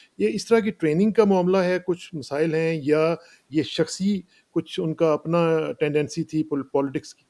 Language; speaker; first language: Urdu; non-native, local second language; Punjabi